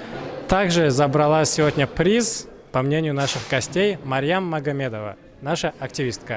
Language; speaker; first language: Russian; native; Russian